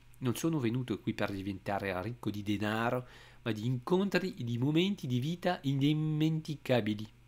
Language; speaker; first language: Italian; non-native, fluent; French